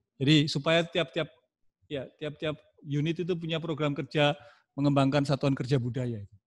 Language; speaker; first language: Indonesian; non-native, local second language; Javanese